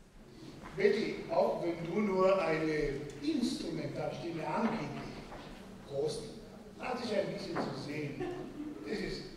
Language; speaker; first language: German; non-native, fluent; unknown